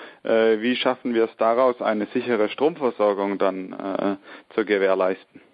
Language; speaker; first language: German; native; German